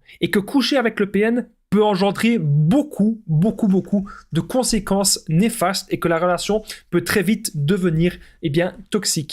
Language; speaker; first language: French; native; French